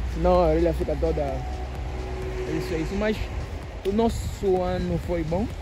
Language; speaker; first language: Portuguese; native; Portuguese